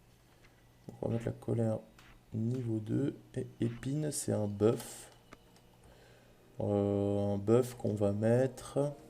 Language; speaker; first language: French; native; French